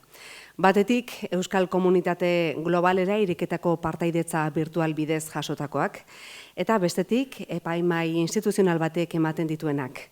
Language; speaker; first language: Basque; native; Basque